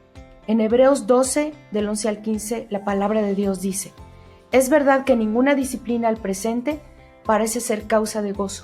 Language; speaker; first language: Spanish; native; Spanish